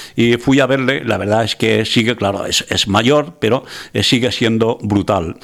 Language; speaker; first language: Spanish; non-native, local second language; Catalan